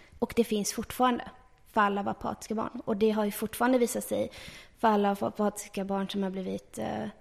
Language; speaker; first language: Swedish; early bilingual, other home language; Persian